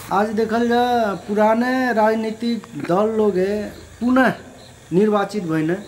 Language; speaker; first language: Bhojpuri; non-native, local second language; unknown